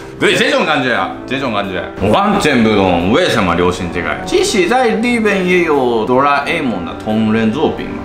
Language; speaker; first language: Chinese; non-native, fluent; Japanese